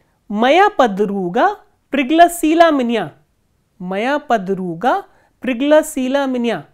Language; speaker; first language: Russian; non-native, fluent; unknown